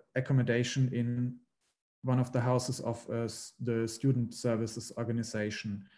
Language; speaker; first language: English; non-native, fluent; German